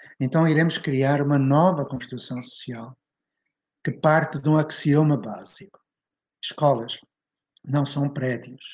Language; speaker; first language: Portuguese; native; Portuguese